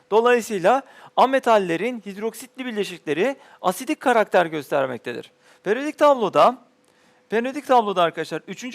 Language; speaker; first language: Turkish; native; Turkish